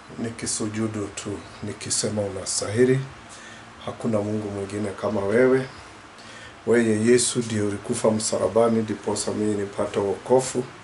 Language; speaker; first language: Swahili; non-native, local second language; Kikuyu